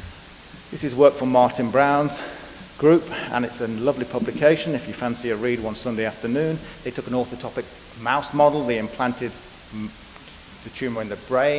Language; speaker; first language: English; native; English